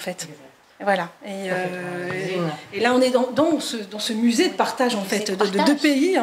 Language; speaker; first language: French; native; French